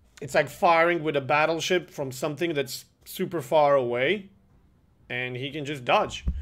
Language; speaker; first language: English; non-native, fluent; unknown